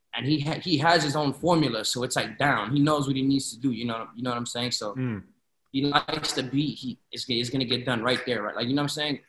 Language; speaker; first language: English; native; English